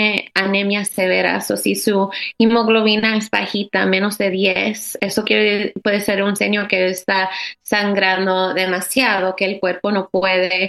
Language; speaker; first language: Spanish; early bilingual, heritage; Spanish